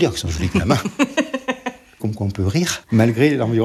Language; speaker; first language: French; native; French